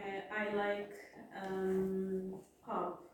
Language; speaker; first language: English; non-native, learner; Turkish